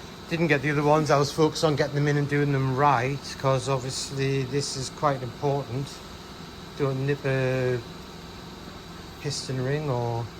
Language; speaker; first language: English; native; English